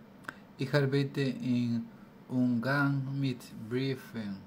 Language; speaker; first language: German; non-native, learner; Spanish